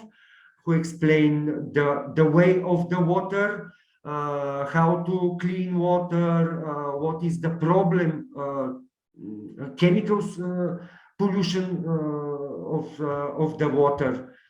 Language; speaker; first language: English; non-native, learner; Bulgarian